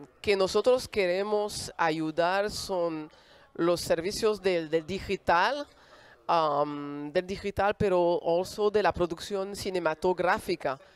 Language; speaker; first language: Spanish; non-native, fluent; French